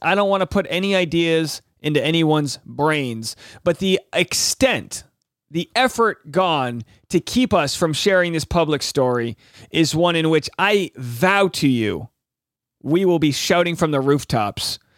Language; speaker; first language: English; native; English